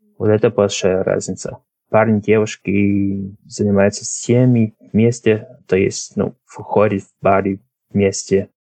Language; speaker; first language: Russian; non-native, fluent; English